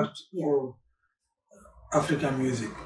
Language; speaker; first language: English; non-native, learner; French